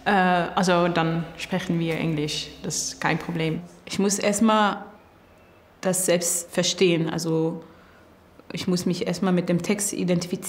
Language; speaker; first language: German; non-native, fluent; Arabic